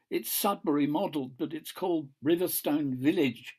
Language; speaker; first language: English; native; English